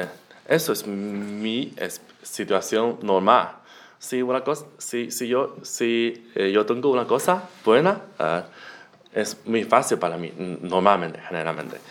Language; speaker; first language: Spanish; non-native, learner; Chinese